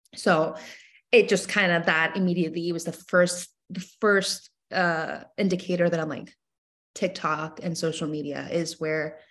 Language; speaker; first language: English; non-native, fluent; Spanish